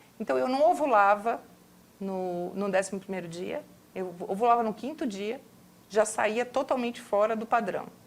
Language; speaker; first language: Portuguese; native; Portuguese